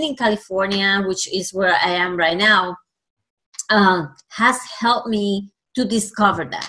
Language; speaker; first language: English; non-native, fluent; Spanish